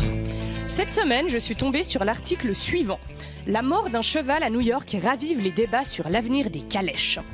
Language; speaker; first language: French; native; French